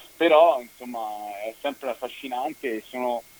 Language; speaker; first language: Italian; native; Italian